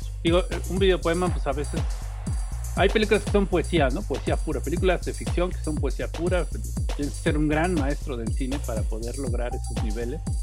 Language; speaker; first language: Spanish; native; Spanish